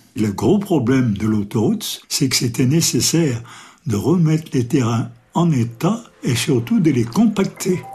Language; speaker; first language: French; native; French